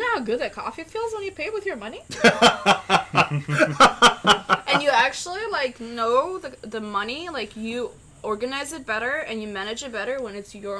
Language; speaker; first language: English; non-native, fluent; Albanian